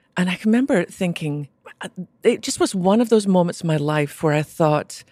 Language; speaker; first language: English; native; English